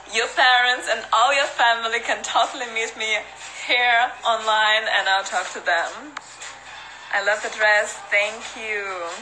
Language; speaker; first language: English; non-native, fluent; Russian